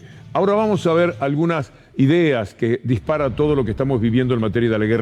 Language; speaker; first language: Spanish; native; Spanish